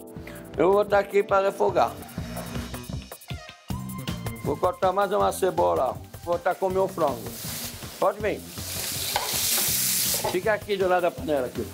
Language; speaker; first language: Portuguese; non-native, fluent; French